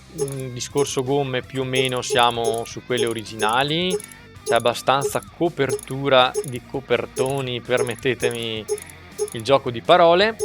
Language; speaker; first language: Italian; native; Italian